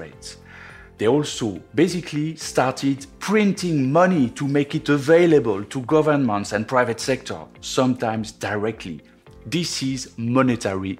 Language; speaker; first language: English; non-native, fluent; French